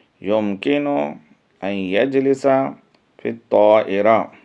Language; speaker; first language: Arabic; non-native, fluent; Urdu